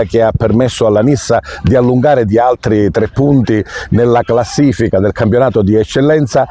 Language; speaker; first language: Italian; native; Italian